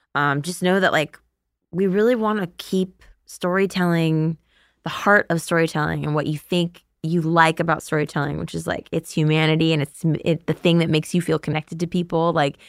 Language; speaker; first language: English; native; English